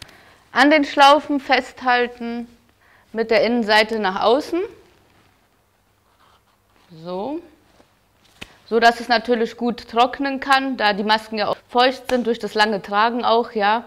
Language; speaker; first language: German; native; German